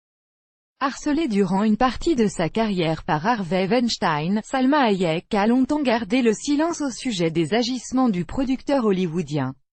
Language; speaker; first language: French; native; French